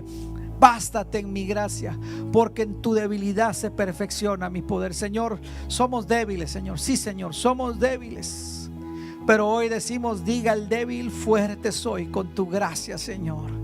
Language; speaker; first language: Spanish; native; Spanish